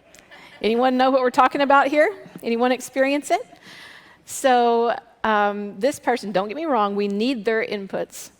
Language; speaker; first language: English; native; English